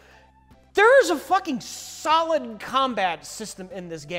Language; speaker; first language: English; native; English